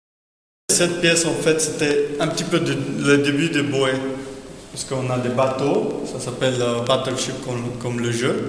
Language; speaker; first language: French; non-native, fluent; Spanish